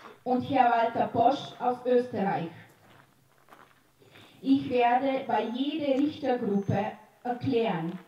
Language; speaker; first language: German; non-native, learner; Slovenian